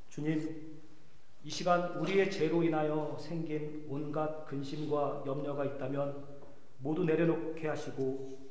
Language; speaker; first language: Korean; native; Korean